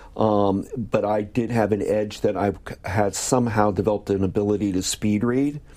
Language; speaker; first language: English; native; English